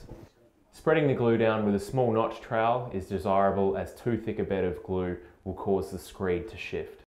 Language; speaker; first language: English; native; English